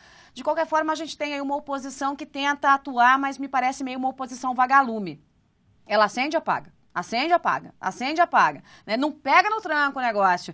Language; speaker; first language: Portuguese; native; Portuguese